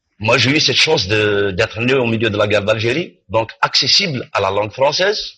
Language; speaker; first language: French; non-native, local second language; Kabyle